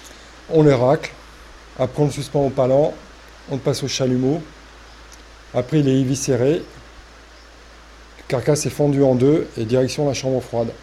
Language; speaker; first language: French; native; French